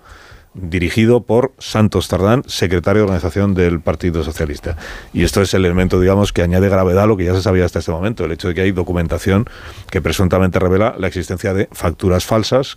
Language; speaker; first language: Spanish; native; Spanish